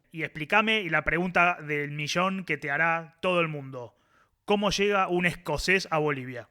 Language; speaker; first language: Spanish; native; Spanish